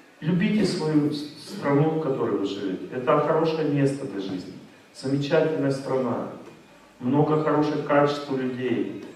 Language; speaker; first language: Russian; native; Russian